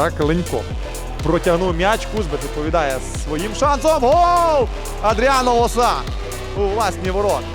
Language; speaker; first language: Ukrainian; native; Ukrainian